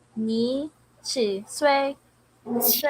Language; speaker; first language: Chinese; non-native, learner; Filipino